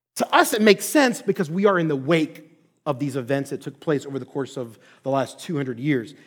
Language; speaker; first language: English; native; English